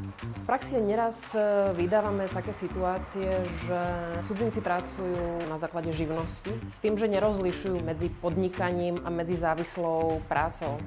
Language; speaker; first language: Slovak; native; Slovak